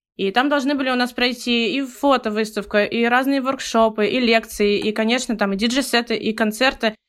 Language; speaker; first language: Russian; native; Russian